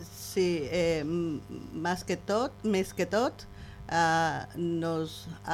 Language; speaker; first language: Catalan; non-native, learner; Spanish